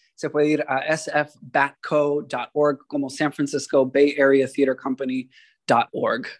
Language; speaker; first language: Spanish; early bilingual, heritage; Spanish